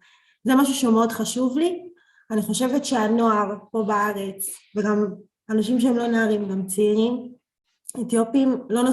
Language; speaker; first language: Hebrew; early bilingual, other home language; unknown